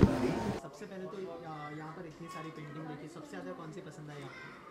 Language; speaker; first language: Hindi; native; Hindi